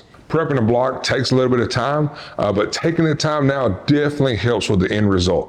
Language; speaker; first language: English; native; English